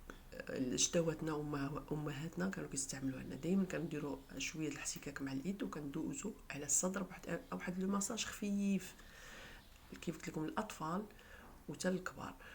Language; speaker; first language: Arabic; native; Arabic